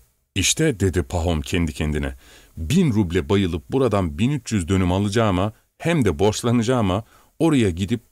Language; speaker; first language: Turkish; native; Turkish